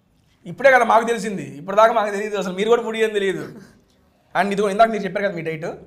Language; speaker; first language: Telugu; native; Telugu